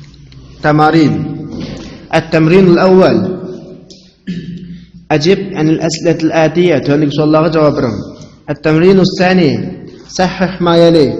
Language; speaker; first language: Arabic; non-native, fluent; Uyghur